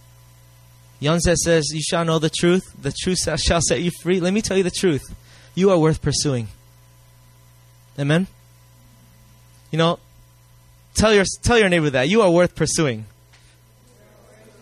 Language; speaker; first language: English; native; English